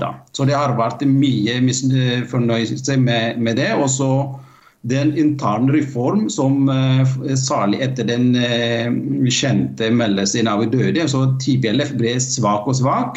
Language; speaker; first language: Norwegian; non-native, fluent; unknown